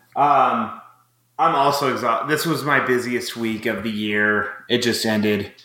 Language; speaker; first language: English; native; English